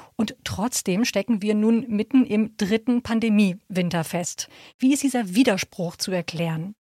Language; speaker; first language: German; native; German